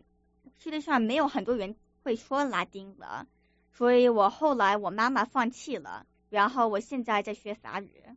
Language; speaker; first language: Chinese; early bilingual, other home language; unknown